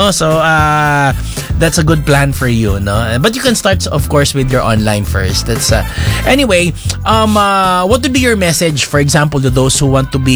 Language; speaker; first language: English; non-native, local second language; Cebuano